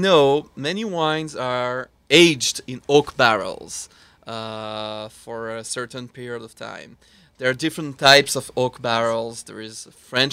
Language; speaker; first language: English; non-native, fluent; French